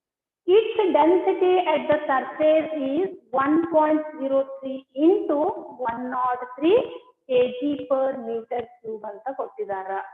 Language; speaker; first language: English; non-native, local second language; Kannada